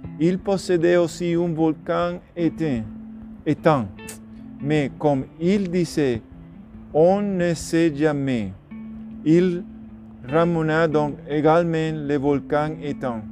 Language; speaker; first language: French; non-native, learner; Spanish